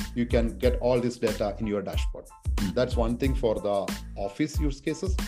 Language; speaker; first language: English; non-native, local second language; Malayalam